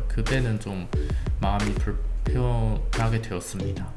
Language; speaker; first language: Korean; non-native, learner; Chinese